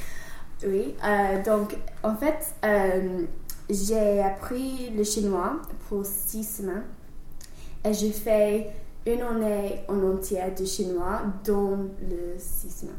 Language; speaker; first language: French; non-native, learner; English